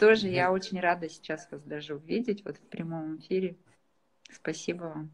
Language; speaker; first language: Russian; native; Russian